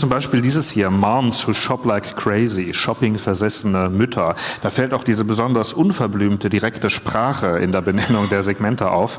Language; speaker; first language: German; native; German